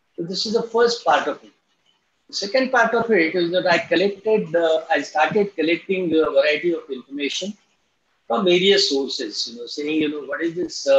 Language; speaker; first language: English; non-native, local second language; Marathi